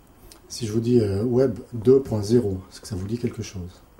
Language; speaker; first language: French; native; French